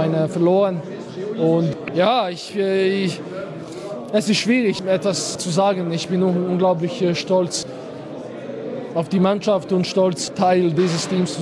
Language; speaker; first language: German; non-native, fluent; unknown